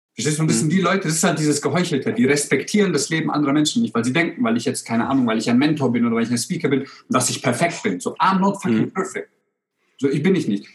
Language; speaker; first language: German; early bilingual, other home language; Croatian